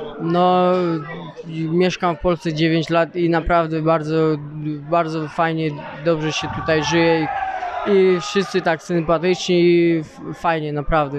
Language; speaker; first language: Polish; early bilingual, other home language; Chechen